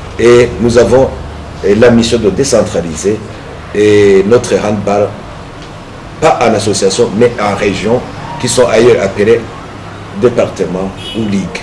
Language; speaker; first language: French; non-native, local second language; Rundi